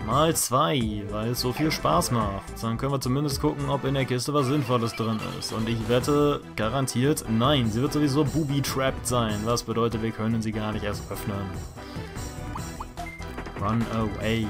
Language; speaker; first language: German; native; German